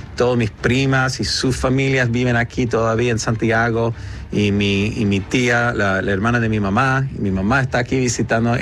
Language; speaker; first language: Spanish; early bilingual, heritage; Spanish